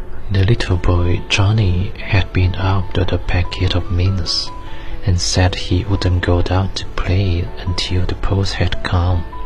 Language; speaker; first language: English; non-native, fluent; Chinese